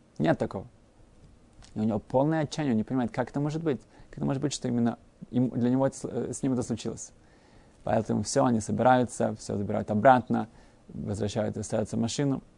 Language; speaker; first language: Russian; early bilingual, heritage; Russian